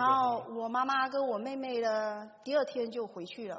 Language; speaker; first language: Chinese; native; Chinese